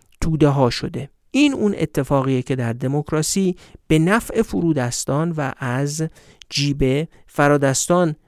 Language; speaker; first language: Persian; native; Persian